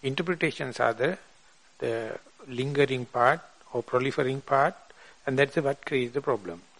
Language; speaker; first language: English; non-native, local second language; Sinhala